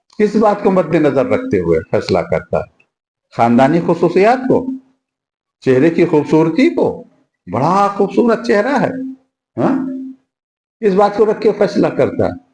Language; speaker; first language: Urdu; native; Urdu